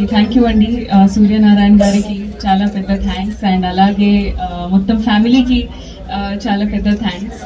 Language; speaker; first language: Telugu; non-native, local second language; Hindi